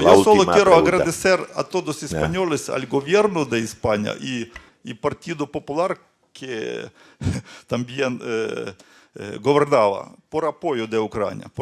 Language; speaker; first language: Spanish; non-native, learner; Ukrainian